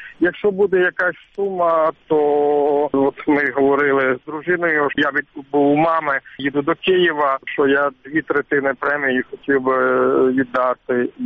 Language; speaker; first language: Ukrainian; native; Ukrainian